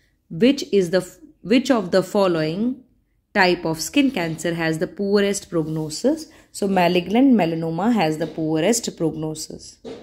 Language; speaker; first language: English; non-native, local second language; Hindi